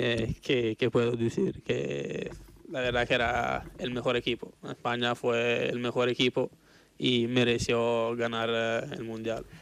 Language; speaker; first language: Spanish; non-native, fluent; Italian